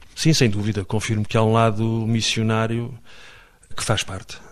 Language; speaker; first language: Portuguese; native; Portuguese